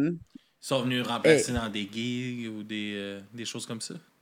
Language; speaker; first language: French; native; French